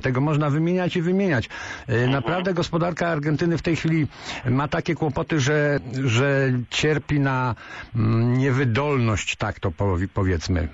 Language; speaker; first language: Polish; native; Polish